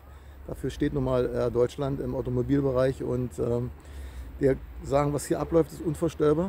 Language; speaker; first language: German; native; German